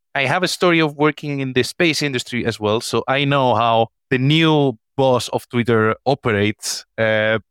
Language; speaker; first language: English; non-native, fluent; Spanish